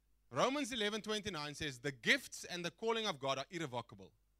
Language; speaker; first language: English; non-native, local second language; Afrikaans